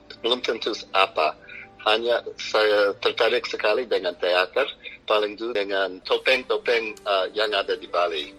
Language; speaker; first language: Indonesian; non-native, fluent; English